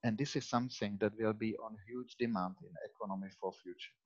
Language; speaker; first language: English; non-native, fluent; Czech